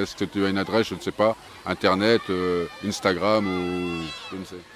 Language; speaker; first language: French; native; French